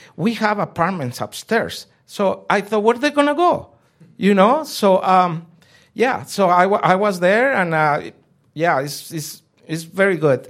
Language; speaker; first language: English; non-native, fluent; Spanish